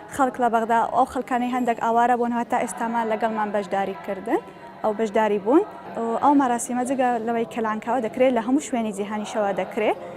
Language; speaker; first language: Central Kurdish; non-native, local second language; Assyrian Neo-Aramaic